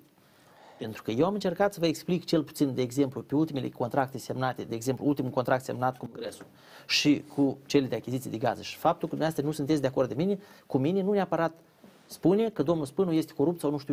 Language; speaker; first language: Romanian; native; Romanian